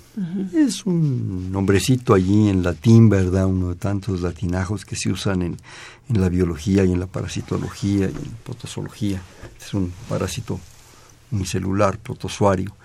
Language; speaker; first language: Spanish; native; Spanish